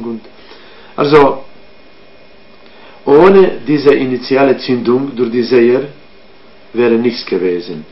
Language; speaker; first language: German; non-native, fluent; Croatian